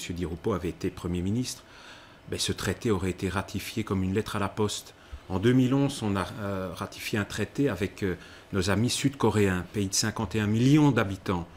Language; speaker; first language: French; native; French